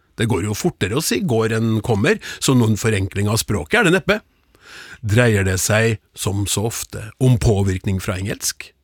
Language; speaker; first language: Norwegian; native; Norwegian